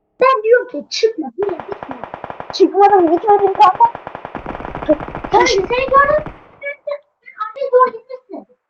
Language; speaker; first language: Turkish; native; Turkish